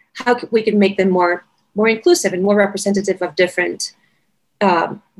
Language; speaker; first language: English; non-native, fluent; Spanish